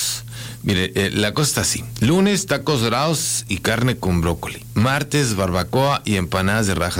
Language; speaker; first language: Spanish; native; Spanish